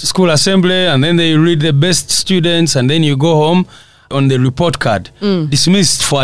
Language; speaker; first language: English; non-native, local second language; Nyankole